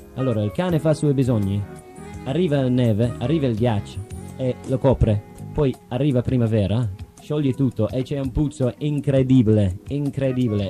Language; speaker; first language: Italian; non-native, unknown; English